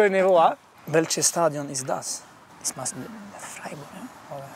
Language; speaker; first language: German; non-native, learner; Swedish